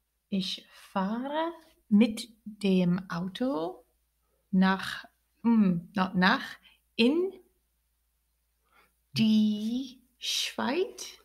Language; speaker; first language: German; non-native, learner; English